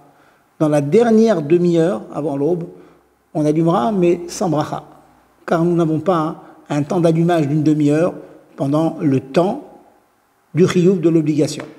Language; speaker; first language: French; native; French